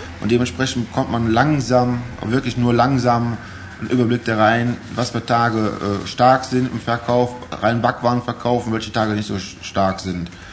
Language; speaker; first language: German; native; German